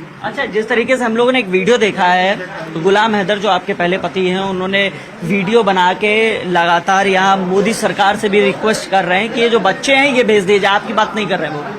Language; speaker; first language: Hindi; native; Hindi